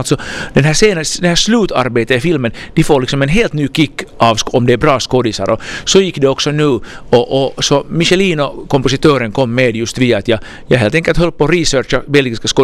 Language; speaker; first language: Swedish; native; Swedish